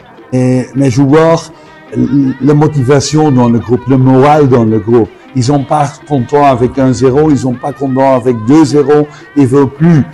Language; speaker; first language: French; non-native, fluent; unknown